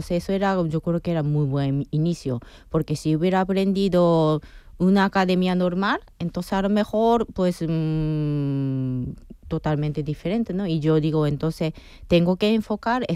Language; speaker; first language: Spanish; non-native, fluent; Japanese